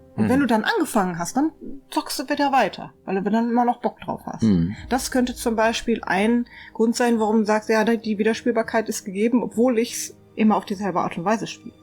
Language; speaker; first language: German; native; German